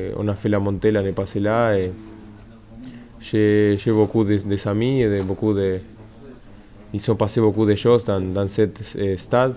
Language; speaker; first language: French; non-native, fluent; Spanish